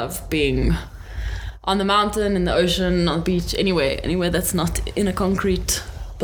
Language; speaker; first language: English; native; English